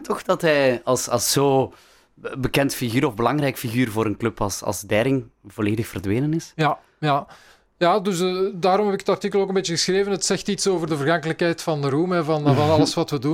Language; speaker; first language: Dutch; native; Dutch